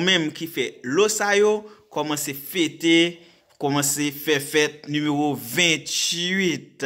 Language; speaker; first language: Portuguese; non-native, learner; Haitian Creole